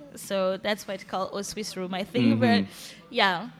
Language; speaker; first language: English; non-native, fluent; Dutch